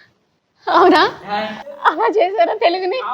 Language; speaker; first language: Telugu; native; Telugu